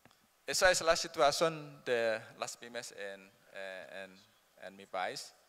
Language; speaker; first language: Spanish; non-native, learner; Indonesian